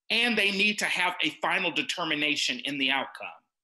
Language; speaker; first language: English; native; English